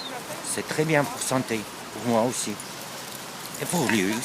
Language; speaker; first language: French; non-native, learner; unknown